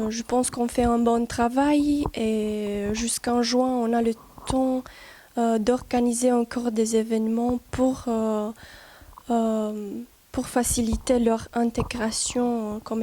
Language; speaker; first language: French; non-native, fluent; Romanian